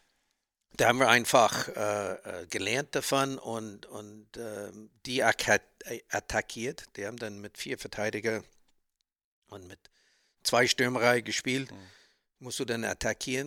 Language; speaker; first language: German; non-native, learner; English